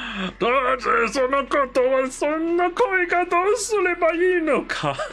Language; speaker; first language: Japanese; non-native, learner; English